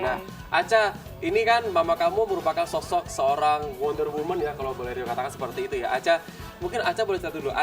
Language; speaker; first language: Indonesian; native; Indonesian